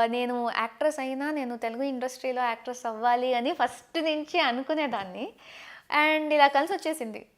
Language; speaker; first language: Telugu; non-native, local second language; Tamil